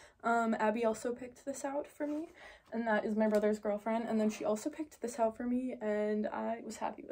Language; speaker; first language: English; native; English